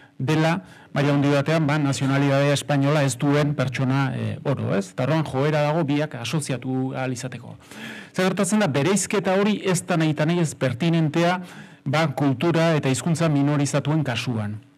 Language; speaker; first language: Basque; native; Basque